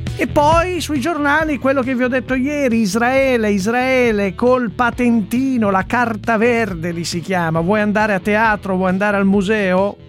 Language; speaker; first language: Italian; native; Italian